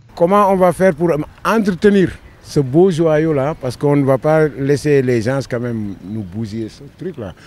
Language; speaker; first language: French; non-native, local second language; Wolof